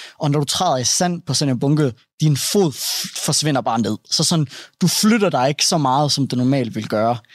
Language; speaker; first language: Danish; early bilingual, other home language; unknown